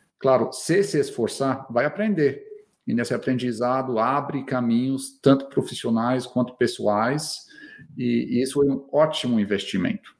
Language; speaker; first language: Portuguese; non-native, fluent; English